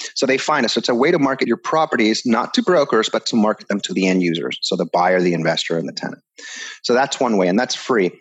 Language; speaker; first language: English; early bilingual, other home language; Spanish